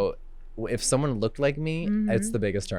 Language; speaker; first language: English; native; English